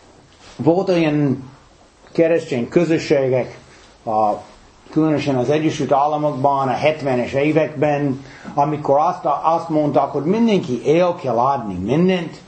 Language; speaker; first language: Hungarian; non-native, fluent; English